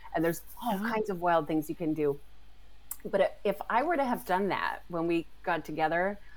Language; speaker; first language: English; native; English